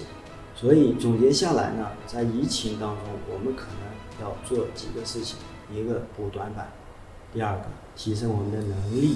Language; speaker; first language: Chinese; native; Chinese